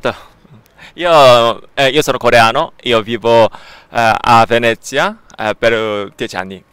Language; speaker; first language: Italian; non-native, learner; Korean